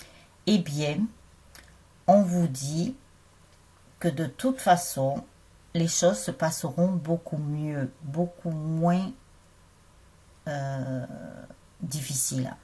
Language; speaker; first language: French; native; French